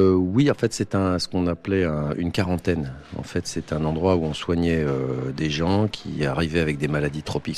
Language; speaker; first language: French; native; French